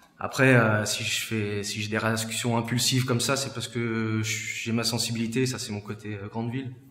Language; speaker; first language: French; native; French